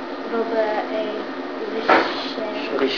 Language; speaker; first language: French; non-native, learner; English